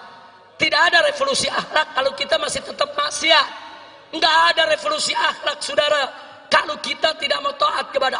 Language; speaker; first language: Indonesian; native; Indonesian